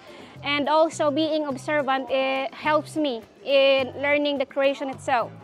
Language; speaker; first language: English; non-native, local second language; Filipino